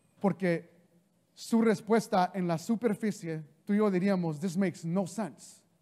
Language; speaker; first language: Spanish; early bilingual, heritage; Spanish